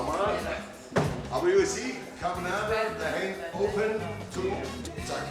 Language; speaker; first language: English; non-native, learner; German